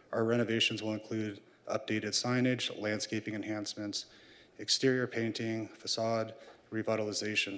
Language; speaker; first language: English; native; English